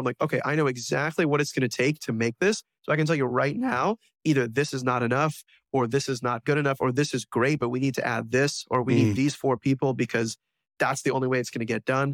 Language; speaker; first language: English; native; English